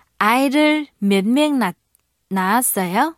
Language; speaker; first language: Korean; non-native, fluent; Vietnamese